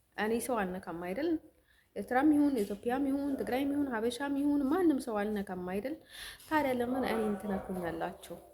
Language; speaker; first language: Amharic; native; Amharic